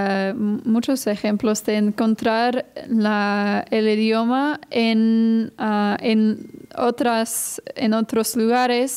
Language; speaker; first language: Spanish; non-native, fluent; English